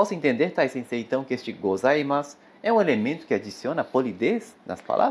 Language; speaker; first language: Portuguese; native; Portuguese